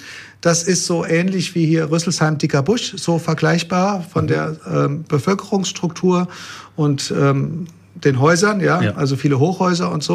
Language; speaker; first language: German; native; German